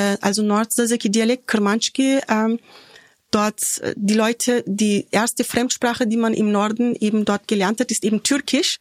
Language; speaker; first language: German; early bilingual, other home language; Turkish